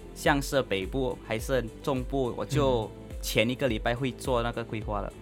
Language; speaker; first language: Chinese; non-native, fluent; Indonesian